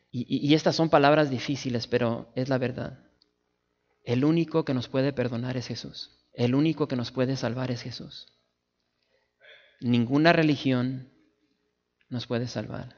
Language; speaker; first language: Spanish; native; Spanish